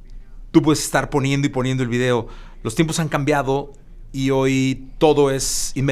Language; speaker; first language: Spanish; native; Spanish